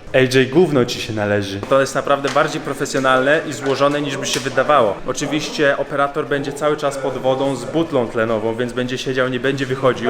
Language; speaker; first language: Polish; early bilingual, heritage; Polish